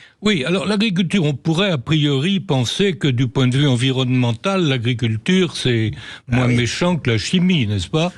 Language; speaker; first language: French; native; French